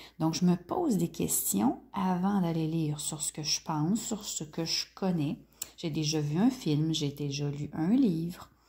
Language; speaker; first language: French; native; French